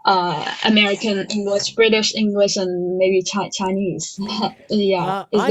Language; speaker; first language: English; non-native, learner; Chinese